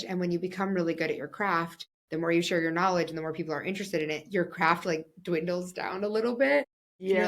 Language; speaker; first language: English; native; English